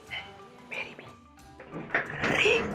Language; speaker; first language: English; non-native, learner; Amharic